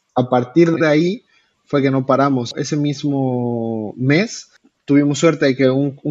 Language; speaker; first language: Spanish; native; Spanish